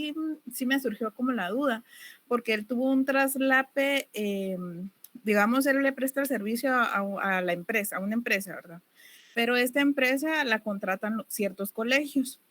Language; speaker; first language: Spanish; native; Spanish